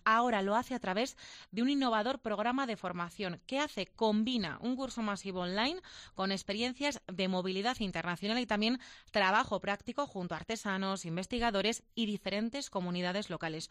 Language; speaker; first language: Spanish; native; Spanish